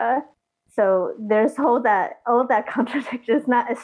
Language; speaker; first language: English; early bilingual, other home language; Chinese